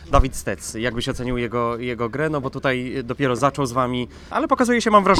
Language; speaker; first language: Polish; native; Polish